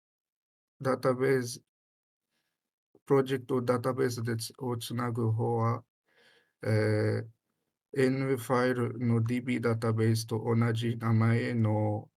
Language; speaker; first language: Japanese; non-native, learner; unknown